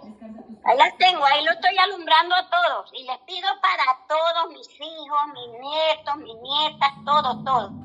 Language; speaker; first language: Spanish; native; Spanish